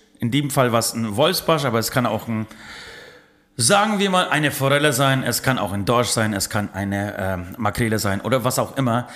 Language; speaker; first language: German; early bilingual, other home language; Polish